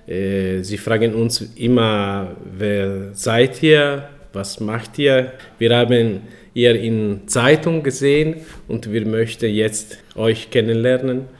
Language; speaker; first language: German; non-native, learner; Italian